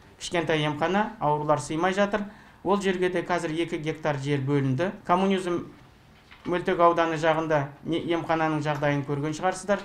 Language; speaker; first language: Kazakh; native; Kazakh